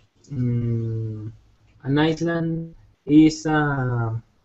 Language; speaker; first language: English; non-native, learner; Spanish